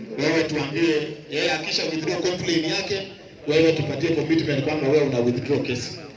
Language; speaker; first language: Swahili; non-native, local second language; Kalenjin